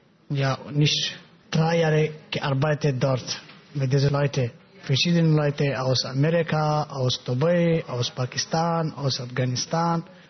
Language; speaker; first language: German; non-native, learner; Pashto